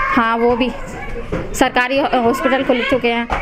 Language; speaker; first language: Hindi; native; Hindi